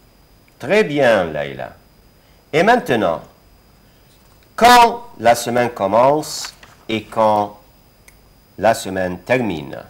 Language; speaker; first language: French; non-native, fluent; Arabic